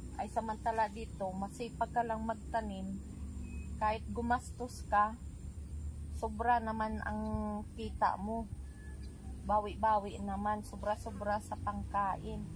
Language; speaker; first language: Filipino; non-native, local second language; Cebuano